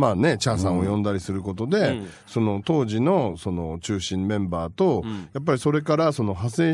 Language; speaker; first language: Japanese; native; Japanese